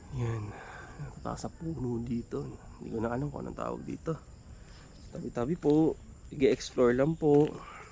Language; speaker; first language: Filipino; native; Filipino